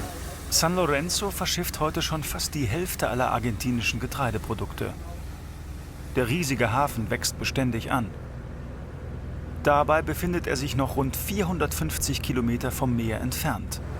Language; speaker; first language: German; native; German